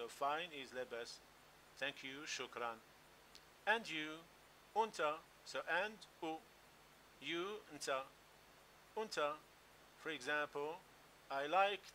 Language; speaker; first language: English; non-native, local second language; Arabic